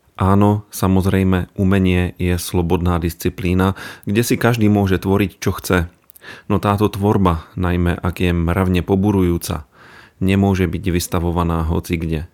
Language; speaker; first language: Slovak; native; Slovak